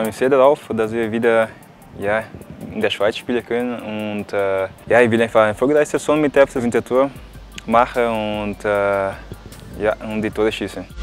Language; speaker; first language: German; non-native, fluent; Portuguese